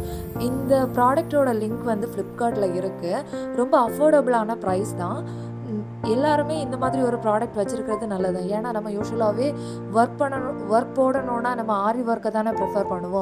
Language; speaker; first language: Tamil; native; Tamil